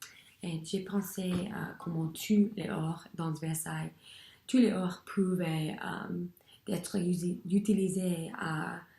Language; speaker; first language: French; non-native, learner; English